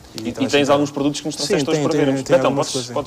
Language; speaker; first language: Portuguese; native; Portuguese